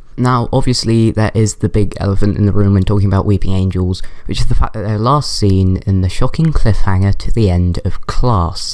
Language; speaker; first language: English; native; English